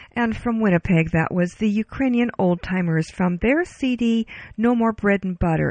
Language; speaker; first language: English; early bilingual, other home language; Ukrainian